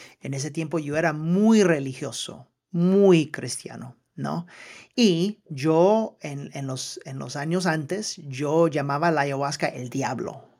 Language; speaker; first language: Spanish; early bilingual, heritage; Spanish